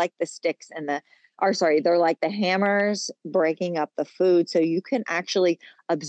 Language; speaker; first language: English; native; English